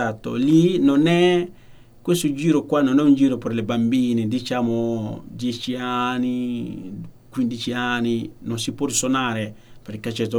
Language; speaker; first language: Italian; non-native, learner; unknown